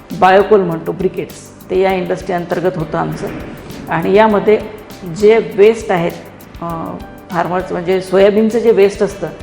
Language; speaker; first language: Marathi; native; Marathi